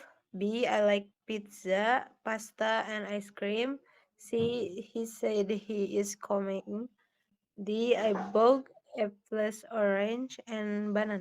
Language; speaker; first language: English; non-native, learner; Indonesian